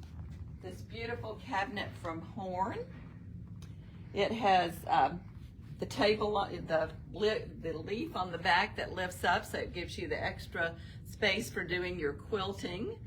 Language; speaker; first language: English; native; English